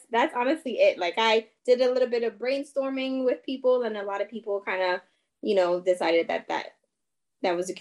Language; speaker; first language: English; non-native, fluent; French